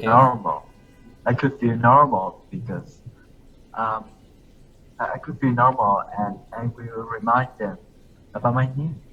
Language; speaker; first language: English; non-native, learner; Vietnamese